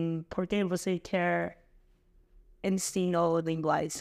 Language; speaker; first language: Portuguese; non-native, learner; English